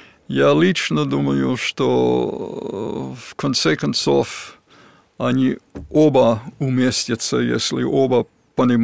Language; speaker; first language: Russian; non-native, fluent; English